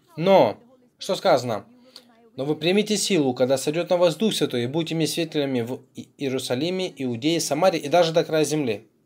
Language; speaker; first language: Russian; non-native, fluent; Korean